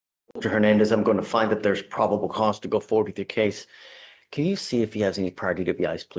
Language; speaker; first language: English; native; English